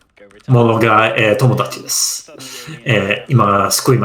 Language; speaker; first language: Japanese; non-native, fluent; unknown